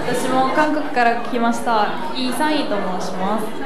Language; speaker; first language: Japanese; non-native, fluent; Korean